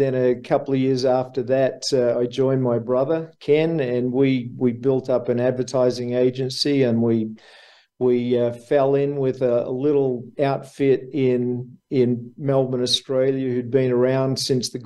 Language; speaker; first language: English; native; English